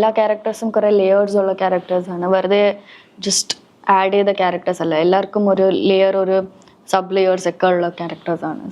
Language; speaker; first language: Malayalam; early bilingual, heritage; Malayalam